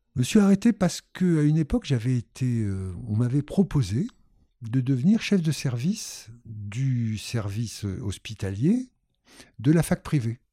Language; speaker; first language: French; native; French